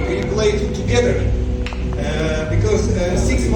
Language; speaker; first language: English; non-native, learner; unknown